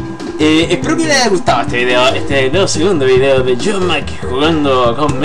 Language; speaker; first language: Spanish; native; Spanish